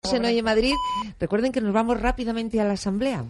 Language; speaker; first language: Spanish; native; Spanish